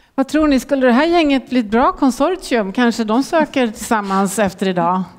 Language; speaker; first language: Swedish; native; Swedish